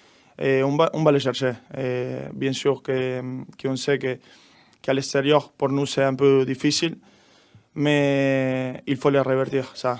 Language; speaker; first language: French; non-native, learner; Spanish